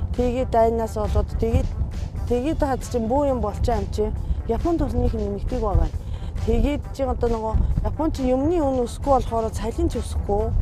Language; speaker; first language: Mongolian; non-native, fluent; Japanese